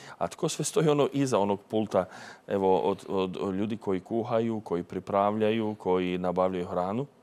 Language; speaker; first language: Croatian; native; Croatian